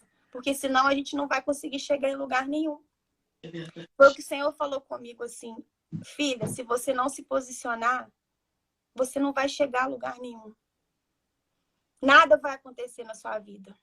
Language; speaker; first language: Portuguese; native; Portuguese